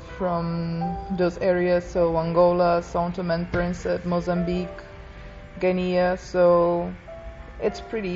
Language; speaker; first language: English; non-native, fluent; Portuguese